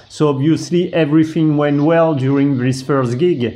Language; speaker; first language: English; non-native, fluent; French